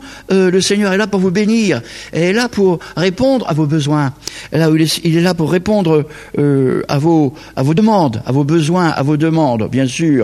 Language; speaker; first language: French; native; French